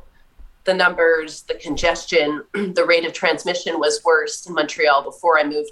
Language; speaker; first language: English; native; English